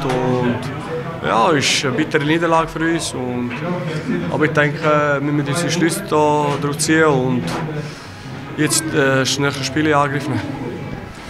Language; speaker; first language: German; non-native, fluent; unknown